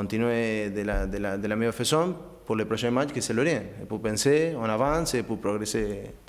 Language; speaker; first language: French; non-native, learner; Spanish